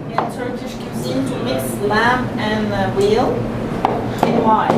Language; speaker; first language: English; non-native, fluent; Spanish